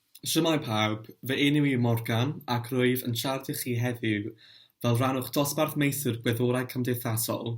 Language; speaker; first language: Welsh; non-native, local second language; English